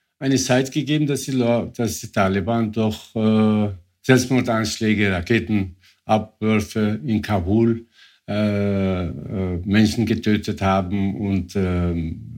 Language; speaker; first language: German; non-native, fluent; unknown